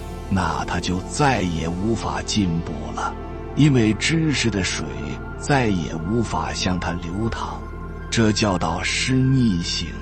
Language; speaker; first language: Chinese; native; Chinese